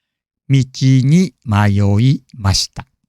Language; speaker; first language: Japanese; non-native, fluent; English